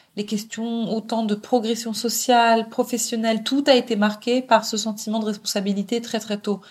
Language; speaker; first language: French; native; French